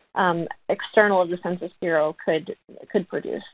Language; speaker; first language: English; native; English